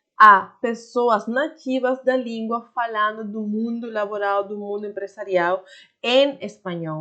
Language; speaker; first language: Portuguese; non-native, fluent; Spanish